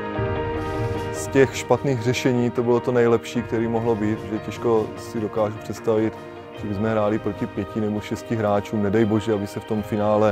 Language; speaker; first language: Czech; native; Czech